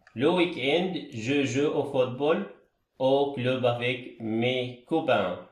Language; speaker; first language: French; non-native, fluent; Arabic